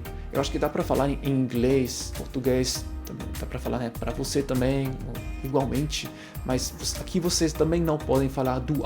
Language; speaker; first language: Portuguese; non-native, fluent; German